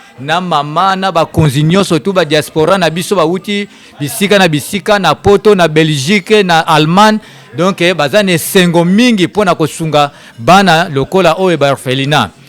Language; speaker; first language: Lingala; native; Lingala